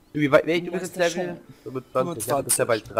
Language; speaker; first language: German; native; German